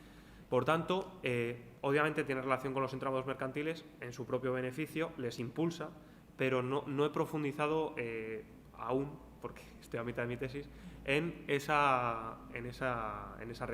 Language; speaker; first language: Spanish; native; Spanish